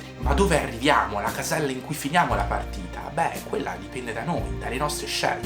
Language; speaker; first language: Italian; native; Italian